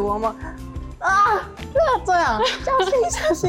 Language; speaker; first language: Chinese; non-native, learner; Korean